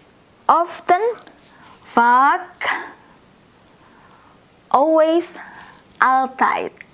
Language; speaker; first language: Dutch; non-native, fluent; Indonesian